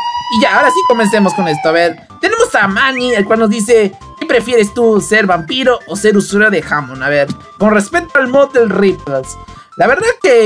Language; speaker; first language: Spanish; native; Spanish